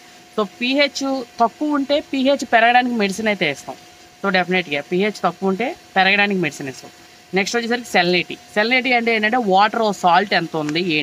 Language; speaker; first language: Telugu; native; Telugu